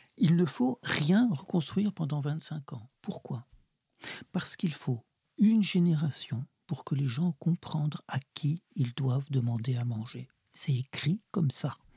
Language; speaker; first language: French; early bilingual, other home language; Russian